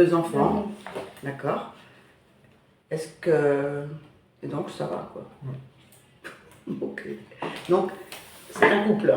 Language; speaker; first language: French; native; French